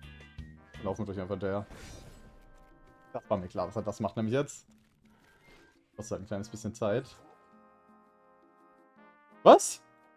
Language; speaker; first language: German; native; German